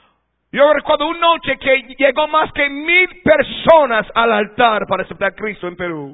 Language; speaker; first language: Spanish; non-native, fluent; English